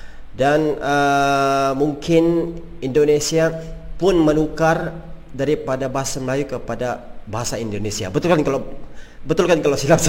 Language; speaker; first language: Malay; native; Malay